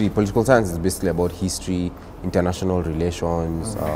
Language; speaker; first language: English; non-native, local second language; Swahili